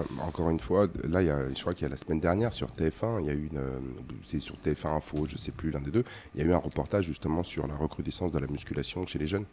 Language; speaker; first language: French; native; French